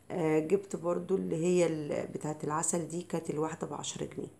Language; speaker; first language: Arabic; native; Arabic